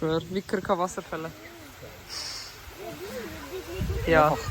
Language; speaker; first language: German; early bilingual, other home language; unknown